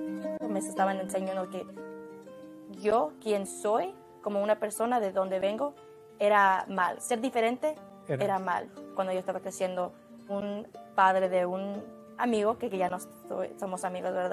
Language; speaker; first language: Spanish; early bilingual, heritage; Spanish